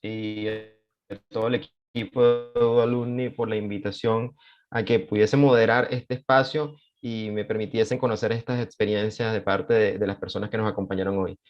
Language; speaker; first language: Spanish; native; Spanish